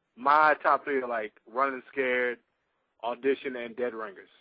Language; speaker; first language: English; native; English